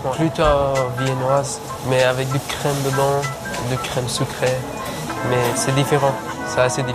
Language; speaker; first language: French; non-native, learner; Persian